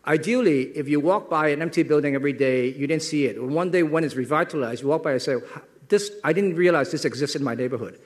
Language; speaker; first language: English; non-native, local second language; Cantonese